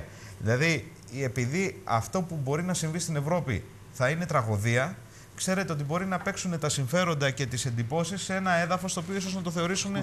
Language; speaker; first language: Greek; native; Greek